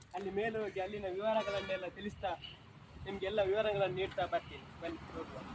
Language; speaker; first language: Kannada; non-native, local second language; Tulu